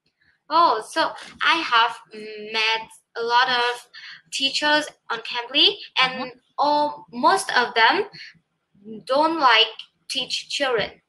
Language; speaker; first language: English; non-native, learner; Vietnamese